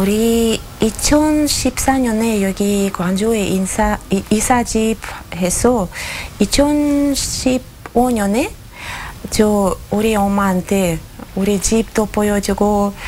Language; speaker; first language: Korean; non-native, learner; Russian